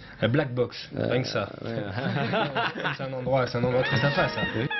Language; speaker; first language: French; native; French